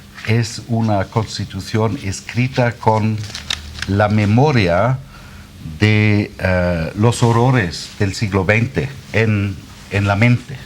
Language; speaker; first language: Spanish; non-native, fluent; German